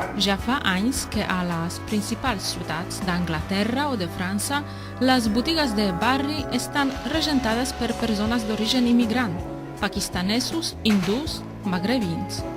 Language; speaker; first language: Catalan; non-native, fluent; Polish